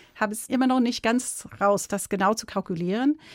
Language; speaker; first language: German; non-native, fluent; English